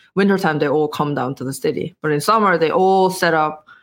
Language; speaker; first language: English; non-native, fluent; Korean